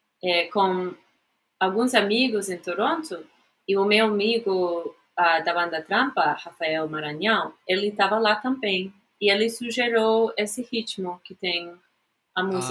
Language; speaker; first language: Portuguese; non-native, fluent; English